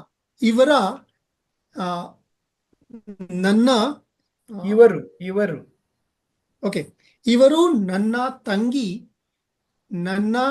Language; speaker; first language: Kannada; non-native, learner; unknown